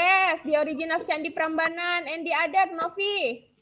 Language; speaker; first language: English; non-native, local second language; Indonesian